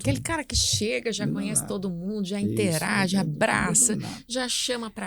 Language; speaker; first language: Portuguese; native; Portuguese